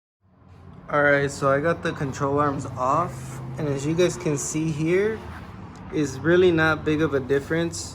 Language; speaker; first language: English; native; English